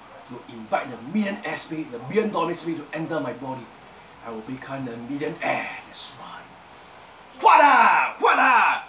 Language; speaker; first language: English; non-native, local second language; Chinese